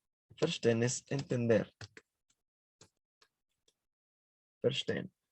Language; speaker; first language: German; non-native, fluent; Spanish